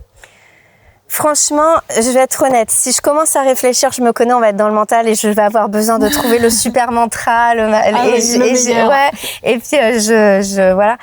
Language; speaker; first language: French; native; French